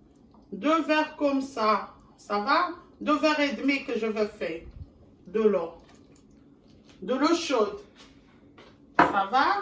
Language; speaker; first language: French; non-native, learner; Arabic